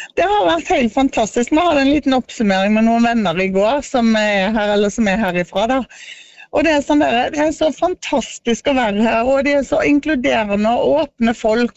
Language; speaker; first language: Norwegian; native; Norwegian